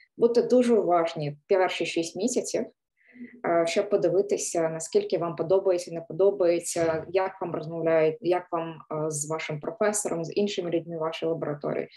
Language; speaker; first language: Ukrainian; native; Ukrainian